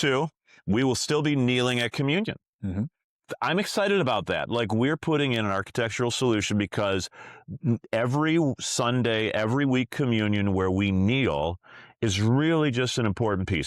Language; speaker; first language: English; native; English